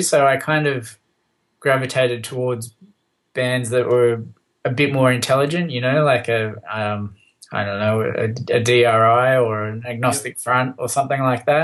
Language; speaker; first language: English; native; English